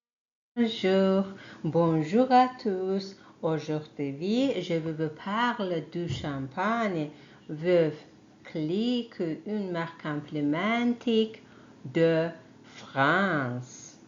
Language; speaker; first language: French; non-native, learner; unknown